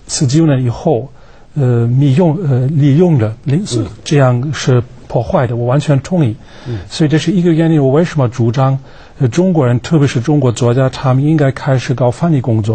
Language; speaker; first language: Chinese; non-native, fluent; German